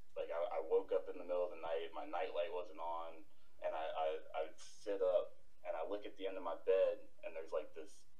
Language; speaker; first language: English; native; English